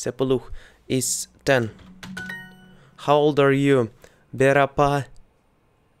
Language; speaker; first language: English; non-native, learner; Russian